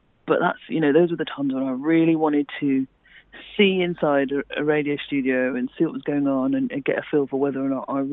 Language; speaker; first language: English; native; English